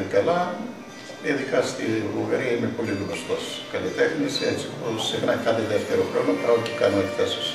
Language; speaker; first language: Greek; non-native, fluent; Bulgarian